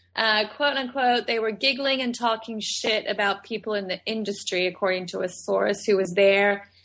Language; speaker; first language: English; native; English